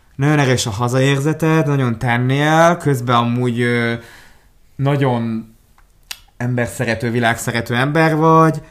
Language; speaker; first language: Hungarian; early bilingual, other home language; Hebrew